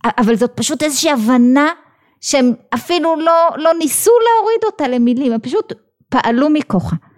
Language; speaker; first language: Hebrew; native; Hebrew